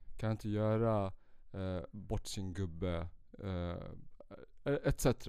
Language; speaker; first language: Swedish; early bilingual, other home language; Central Kurdish